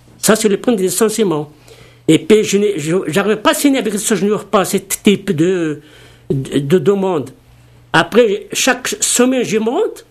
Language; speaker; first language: French; non-native, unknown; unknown